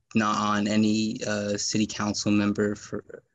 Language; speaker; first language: English; native; English